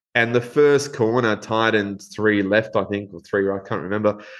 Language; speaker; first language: English; non-native, fluent; Spanish